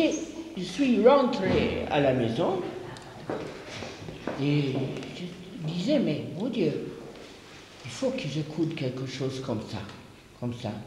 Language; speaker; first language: French; non-native, fluent; English